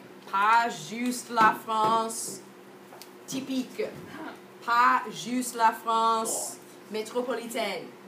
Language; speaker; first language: French; non-native, fluent; English